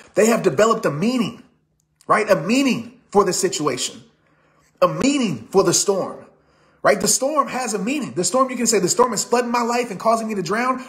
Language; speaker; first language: English; native; English